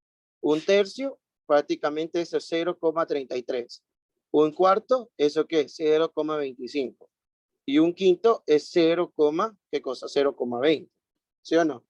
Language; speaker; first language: Spanish; native; Spanish